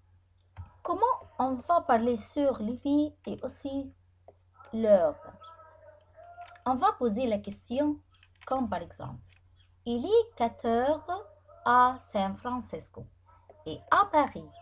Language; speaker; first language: French; non-native, fluent; Arabic